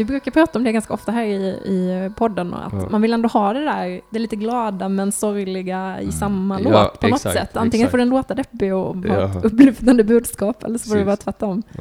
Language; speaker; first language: Swedish; native; Swedish